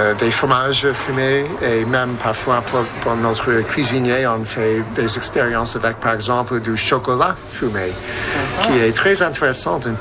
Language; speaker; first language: French; non-native, fluent; English